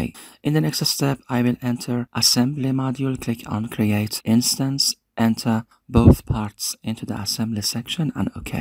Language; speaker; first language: English; non-native, fluent; Persian